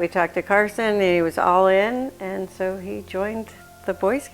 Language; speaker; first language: English; native; English